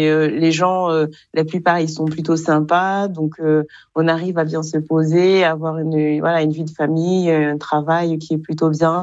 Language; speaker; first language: French; non-native, local second language; Kinyarwanda